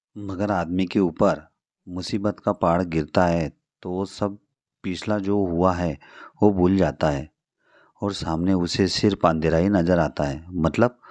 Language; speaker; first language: Hindi; non-native, local second language; Marathi